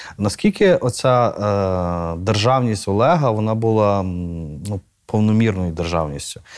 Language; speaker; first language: Ukrainian; native; Ukrainian